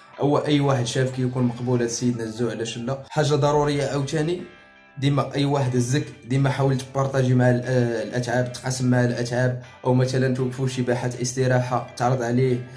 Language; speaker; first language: Arabic; native; Arabic